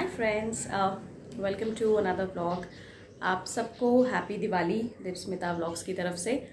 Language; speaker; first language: Hindi; non-native, local second language; Bangla